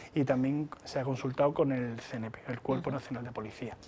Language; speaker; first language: Spanish; native; Spanish